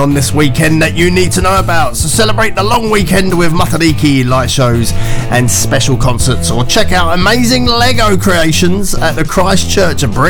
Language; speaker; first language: English; native; English